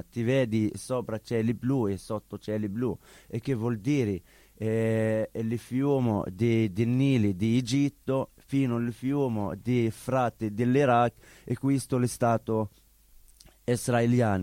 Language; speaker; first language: Italian; non-native, learner; Arabic